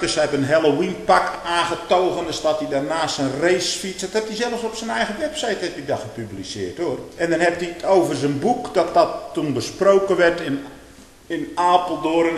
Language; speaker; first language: Dutch; native; Dutch